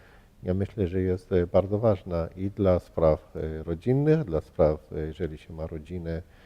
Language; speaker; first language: Polish; early bilingual, heritage; Polish